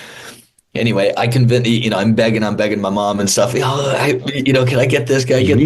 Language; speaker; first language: English; native; English